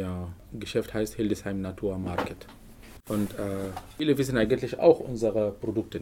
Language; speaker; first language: German; non-native, learner; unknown